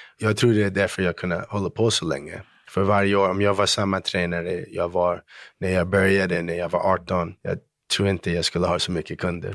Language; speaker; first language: Swedish; early bilingual, heritage; Swedish